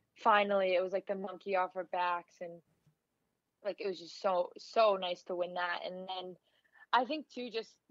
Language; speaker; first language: English; native; English